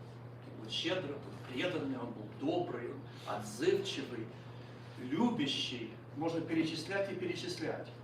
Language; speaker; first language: Russian; native; Russian